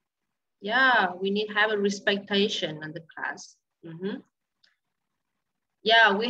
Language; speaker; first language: English; non-native, learner; Vietnamese